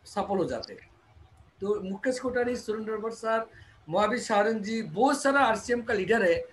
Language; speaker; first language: Hindi; non-native, local second language; Bangla